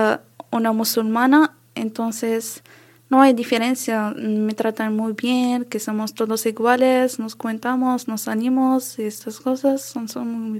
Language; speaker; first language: Spanish; non-native, learner; Arabic